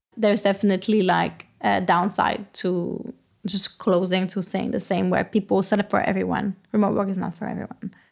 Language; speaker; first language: English; non-native, fluent; French